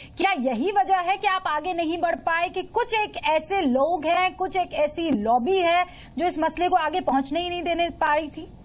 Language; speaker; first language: Hindi; native; Hindi